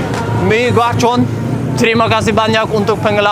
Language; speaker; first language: Indonesian; non-native, fluent; Norwegian